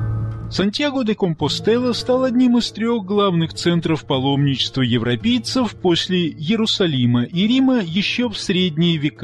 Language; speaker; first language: Russian; native; Russian